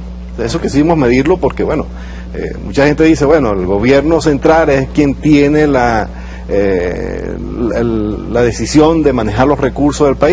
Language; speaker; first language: Spanish; native; Spanish